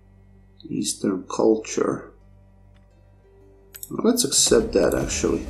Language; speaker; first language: English; non-native, fluent; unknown